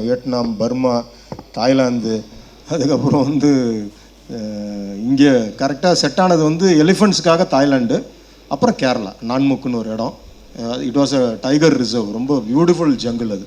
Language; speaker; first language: Tamil; native; Tamil